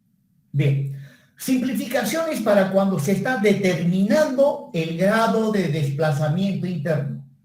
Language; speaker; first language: Spanish; native; Spanish